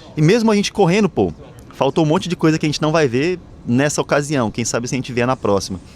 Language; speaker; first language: Portuguese; native; Portuguese